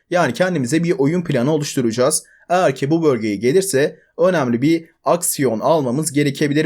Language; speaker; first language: Turkish; native; Turkish